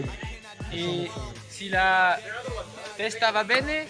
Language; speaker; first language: Italian; non-native, learner; French